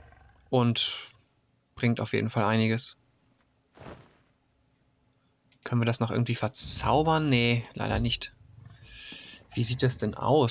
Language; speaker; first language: German; native; German